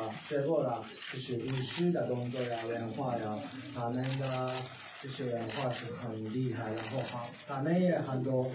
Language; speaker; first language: Chinese; non-native, learner; Thai